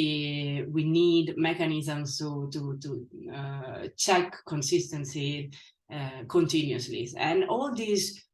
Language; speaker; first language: English; non-native, fluent; Italian